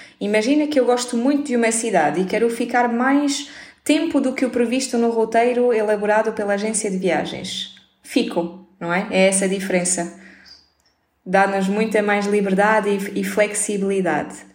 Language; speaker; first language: Portuguese; native; Portuguese